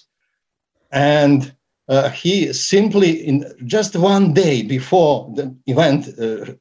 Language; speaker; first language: English; non-native, fluent; Serbian